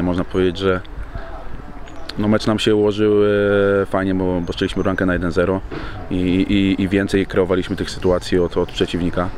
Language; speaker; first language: Polish; native; Polish